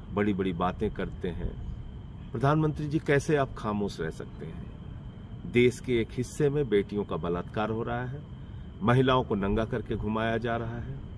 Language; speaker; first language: Hindi; native; Hindi